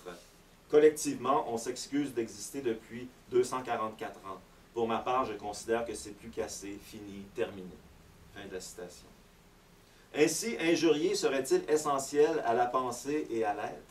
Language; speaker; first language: French; native; French